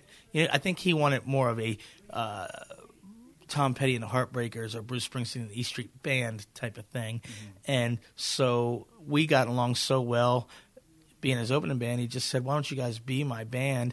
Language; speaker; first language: English; native; English